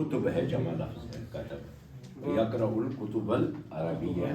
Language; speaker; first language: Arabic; non-native, fluent; Urdu